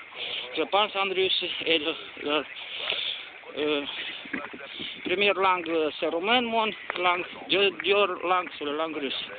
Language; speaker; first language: French; non-native, learner; Romanian